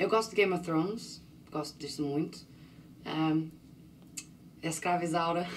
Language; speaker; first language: Portuguese; early bilingual, heritage; English